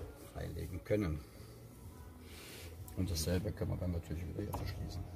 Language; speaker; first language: German; native; German